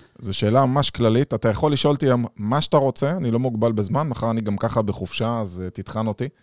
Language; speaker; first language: Hebrew; native; Hebrew